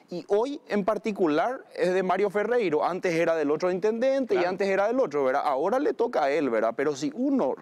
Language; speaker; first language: Spanish; native; Spanish